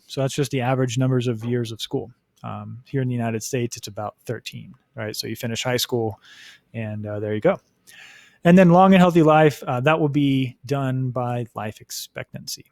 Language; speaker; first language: English; native; English